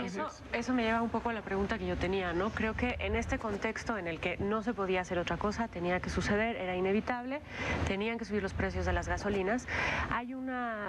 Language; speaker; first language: Spanish; native; Spanish